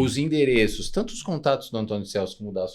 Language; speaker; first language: Portuguese; native; Portuguese